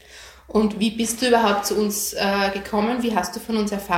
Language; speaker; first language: German; native; German